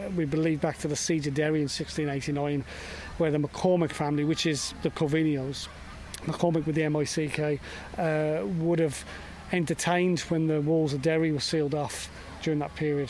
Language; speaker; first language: English; native; English